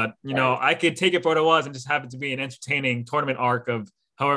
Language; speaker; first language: English; native; English